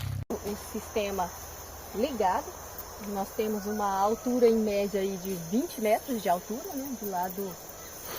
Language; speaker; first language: Portuguese; native; Portuguese